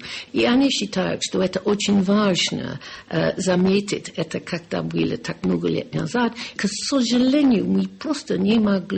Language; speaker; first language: Russian; non-native, learner; English